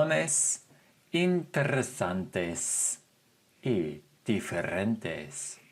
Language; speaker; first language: Spanish; non-native, fluent; English